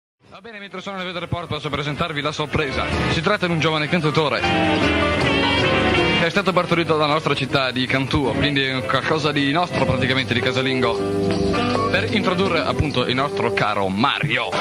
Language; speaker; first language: Italian; native; Italian